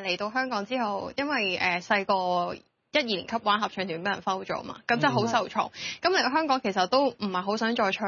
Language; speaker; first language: Cantonese; native; Cantonese